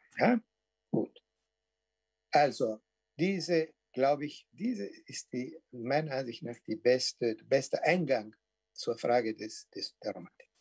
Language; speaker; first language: German; non-native, fluent; Portuguese